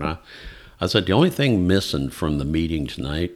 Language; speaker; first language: English; native; English